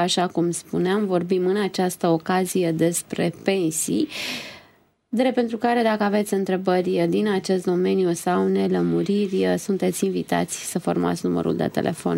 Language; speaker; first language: Romanian; native; Romanian